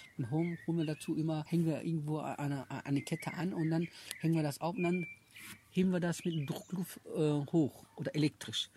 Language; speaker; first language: German; early bilingual, other home language; Turkish